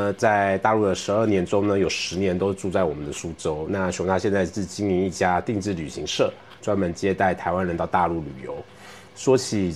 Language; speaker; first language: Chinese; native; Chinese